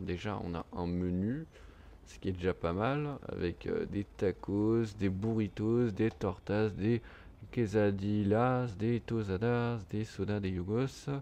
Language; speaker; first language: French; native; French